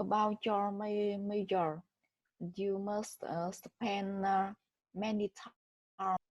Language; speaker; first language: English; non-native, learner; Vietnamese